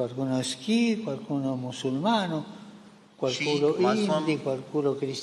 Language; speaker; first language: Italian; non-native, fluent; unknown